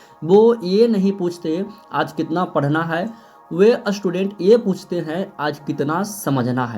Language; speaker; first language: Hindi; native; Hindi